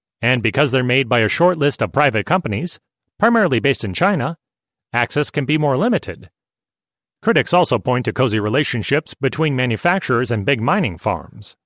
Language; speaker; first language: English; native; English